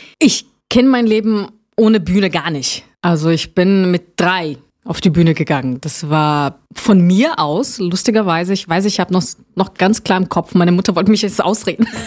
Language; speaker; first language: German; non-native, fluent; Portuguese